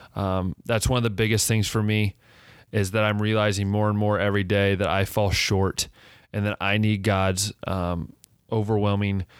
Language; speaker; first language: English; native; English